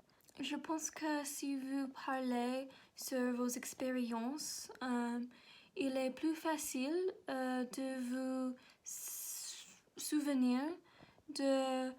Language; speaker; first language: French; non-native, learner; English